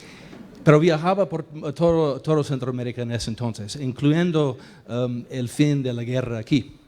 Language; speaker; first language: Spanish; non-native, fluent; English